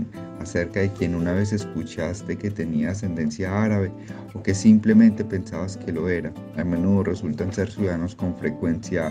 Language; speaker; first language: Spanish; native; Spanish